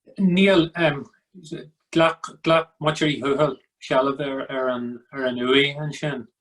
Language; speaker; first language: Irish; non-native, local second language; English